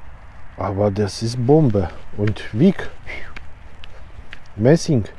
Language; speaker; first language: German; non-native, learner; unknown